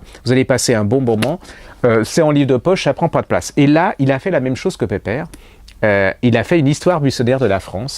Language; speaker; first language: French; native; French